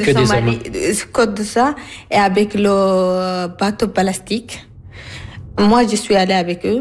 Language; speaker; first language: French; non-native, learner; Arabic